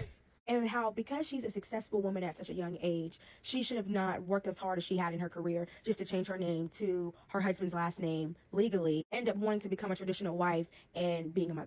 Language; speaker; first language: English; native; English